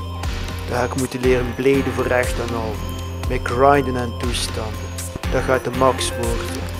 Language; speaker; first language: Dutch; native; Dutch